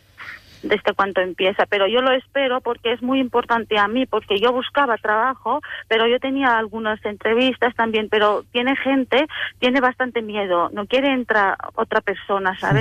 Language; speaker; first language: Spanish; non-native, learner; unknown